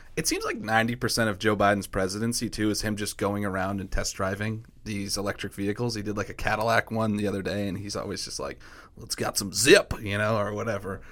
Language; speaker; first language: English; native; English